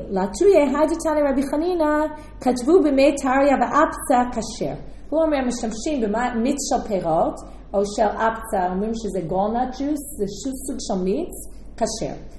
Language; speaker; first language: Hebrew; non-native, fluent; English